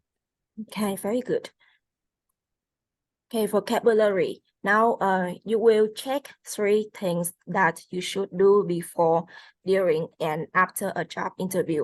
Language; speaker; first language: English; non-native, fluent; Vietnamese